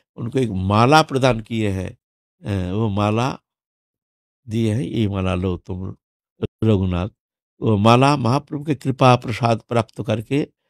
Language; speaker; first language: Hindi; non-native, local second language; Bangla